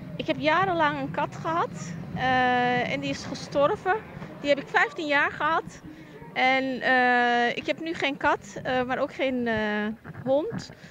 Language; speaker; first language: Dutch; early bilingual, other home language; Turkish